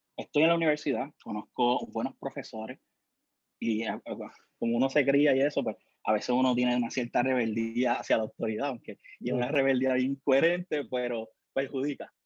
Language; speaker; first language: Spanish; native; Spanish